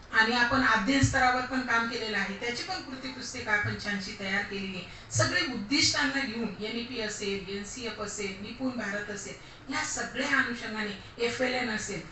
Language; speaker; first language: Marathi; non-native, local second language; Lambadi